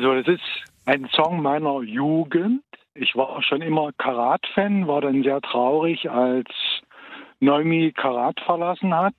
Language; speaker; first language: German; native; German